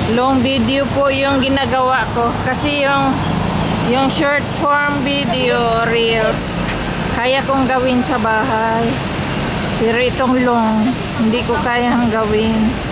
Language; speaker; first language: Filipino; non-native, local second language; Cebuano